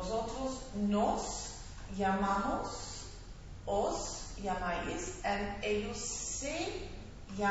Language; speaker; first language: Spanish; non-native, fluent; English